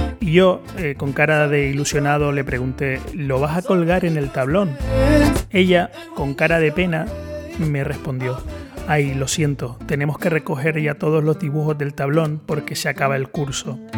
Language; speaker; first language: Spanish; native; Spanish